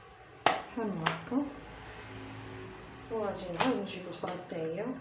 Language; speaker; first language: Arabic; native; Arabic